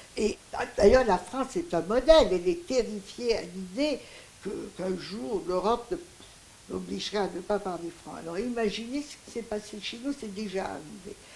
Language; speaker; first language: French; non-native, local second language; Greek